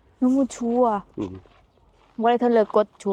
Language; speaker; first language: Korean; non-native, learner; Thai